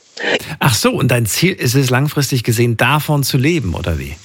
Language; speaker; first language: German; native; German